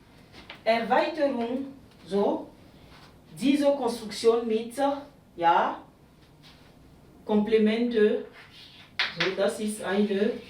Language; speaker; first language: German; non-native, fluent; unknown